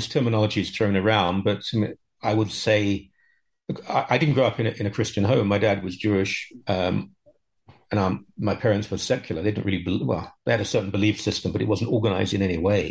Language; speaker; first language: English; native; English